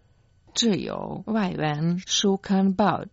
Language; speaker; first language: Chinese; non-native, fluent; Croatian